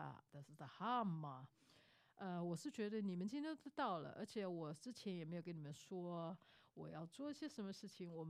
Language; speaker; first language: German; non-native, fluent; Chinese